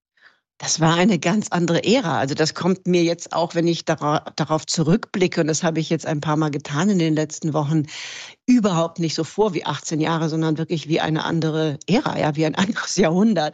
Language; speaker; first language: German; native; German